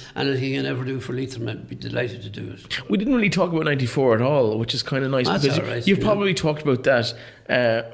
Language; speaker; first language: English; native; English